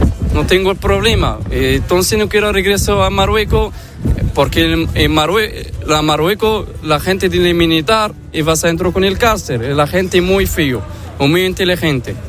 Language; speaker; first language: Spanish; non-native, learner; Arabic